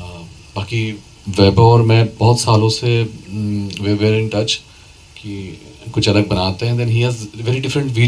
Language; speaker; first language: Hindi; native; Hindi